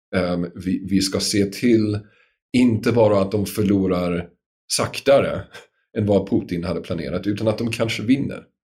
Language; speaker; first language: Swedish; non-native, fluent; English